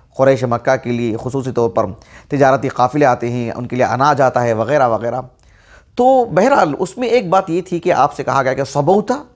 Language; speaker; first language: Urdu; native; Urdu